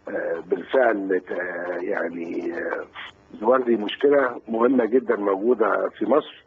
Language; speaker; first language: Arabic; native; Arabic